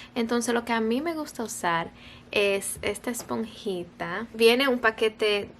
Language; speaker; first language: Spanish; early bilingual, other home language; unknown